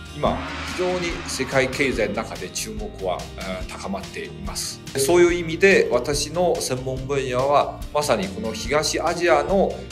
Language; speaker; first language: Japanese; non-native, fluent; Chinese